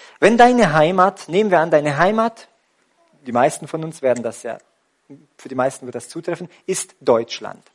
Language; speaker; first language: German; native; German